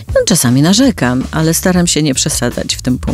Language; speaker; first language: Polish; native; Polish